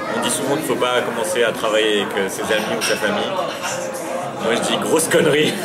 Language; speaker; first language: French; early bilingual, other home language; Arabic